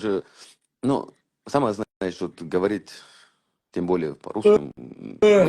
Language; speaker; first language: Russian; non-native, fluent; Uzbek